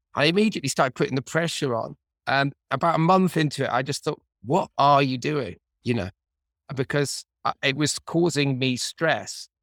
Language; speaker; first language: English; native; English